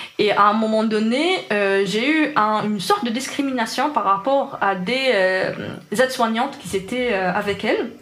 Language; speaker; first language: French; non-native, local second language; Arabic